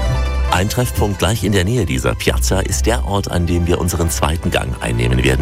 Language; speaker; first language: German; native; German